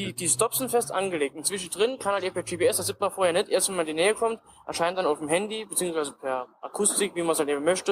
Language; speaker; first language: German; native; German